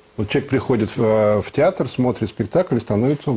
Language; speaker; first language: Russian; native; Russian